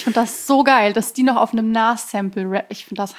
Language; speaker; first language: German; early bilingual, other home language; Persian